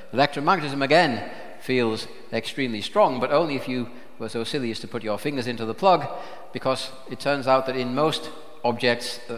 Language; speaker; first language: English; native; English